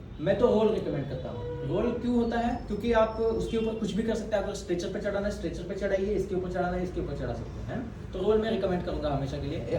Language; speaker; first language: Hindi; non-native, local second language; Marathi